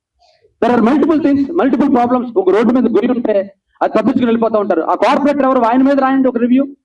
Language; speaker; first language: Telugu; native; Telugu